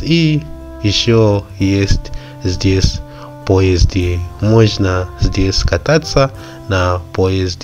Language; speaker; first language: Russian; non-native, learner; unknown